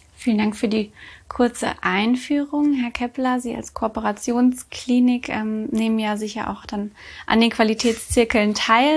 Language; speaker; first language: German; native; German